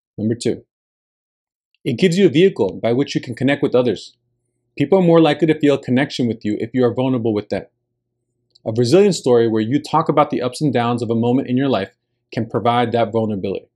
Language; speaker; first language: English; early bilingual, other home language; Spanish